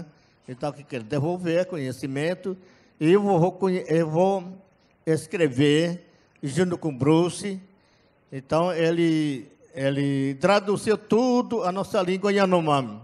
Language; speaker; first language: Portuguese; non-native, local second language; Yanomámi